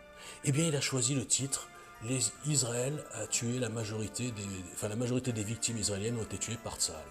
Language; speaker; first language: French; native; French